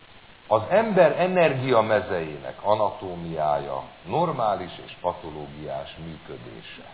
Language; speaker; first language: Hungarian; native; Hungarian